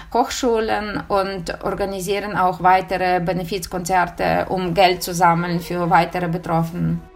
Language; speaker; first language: German; non-native, fluent; Ukrainian